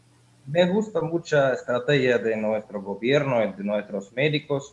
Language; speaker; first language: Spanish; non-native, learner; Russian